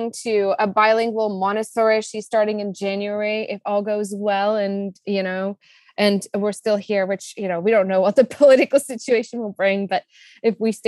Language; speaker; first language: English; non-native, fluent; Czech